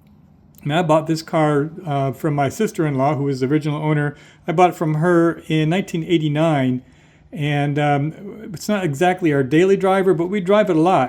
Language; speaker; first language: English; native; English